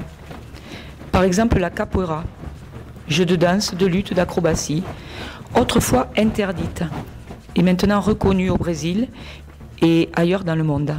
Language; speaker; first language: French; native; French